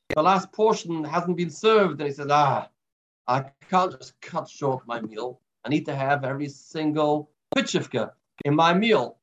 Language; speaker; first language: English; native; English